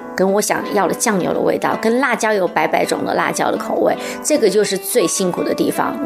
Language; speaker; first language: Chinese; native; Chinese